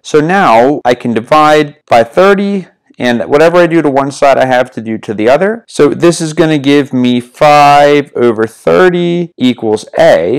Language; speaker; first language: English; native; English